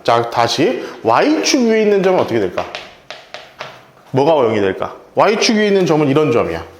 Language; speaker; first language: Korean; native; Korean